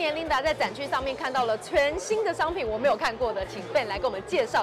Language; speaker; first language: Chinese; native; Chinese